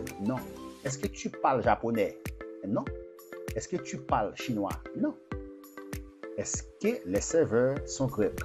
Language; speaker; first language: French; non-native, fluent; Portuguese